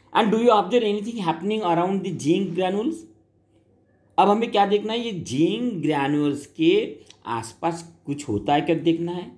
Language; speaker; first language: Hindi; non-native, local second language; Marathi